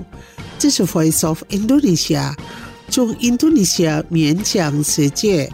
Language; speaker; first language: Chinese; early bilingual, heritage; Chinese